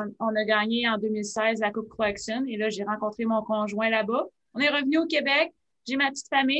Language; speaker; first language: French; native; French